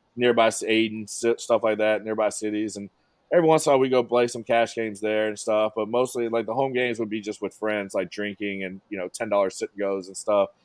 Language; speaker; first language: English; native; English